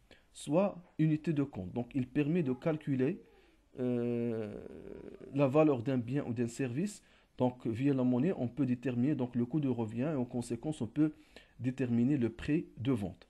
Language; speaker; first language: French; non-native, local second language; Arabic